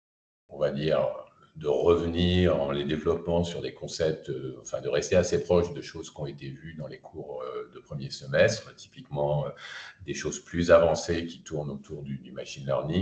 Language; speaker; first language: French; native; French